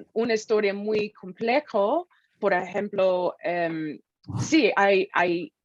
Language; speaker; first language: Spanish; non-native, fluent; English